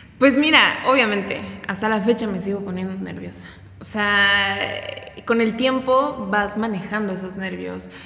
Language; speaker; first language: Spanish; native; Spanish